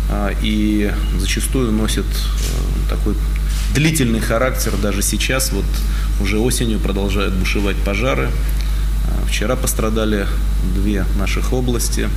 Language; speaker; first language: Russian; native; Russian